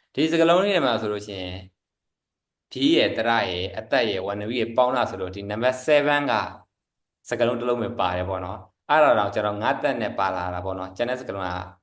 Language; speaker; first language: Burmese; native; Burmese